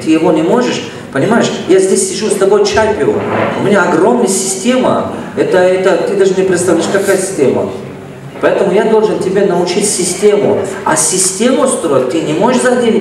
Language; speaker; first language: Russian; non-native, local second language; Tajik